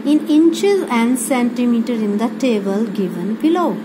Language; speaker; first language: English; non-native, local second language; Punjabi